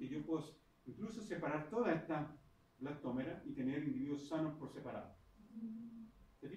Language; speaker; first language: Spanish; native; Spanish